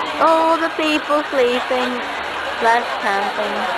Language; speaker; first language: English; native; English